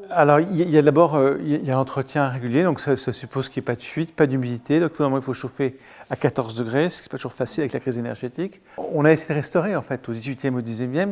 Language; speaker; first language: French; native; French